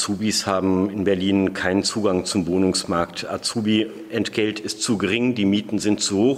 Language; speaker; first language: German; native; German